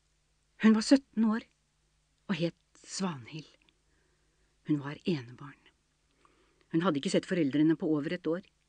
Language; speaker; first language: Norwegian; native; Norwegian